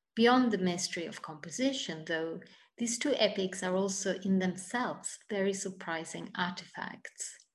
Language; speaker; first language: English; non-native, fluent; Italian